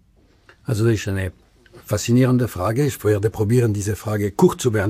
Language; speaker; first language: German; non-native, local second language; French